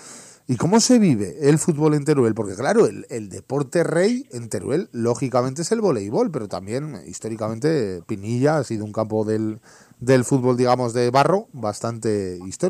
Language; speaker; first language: Spanish; native; Spanish